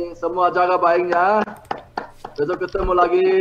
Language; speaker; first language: Indonesian; non-native, learner; Korean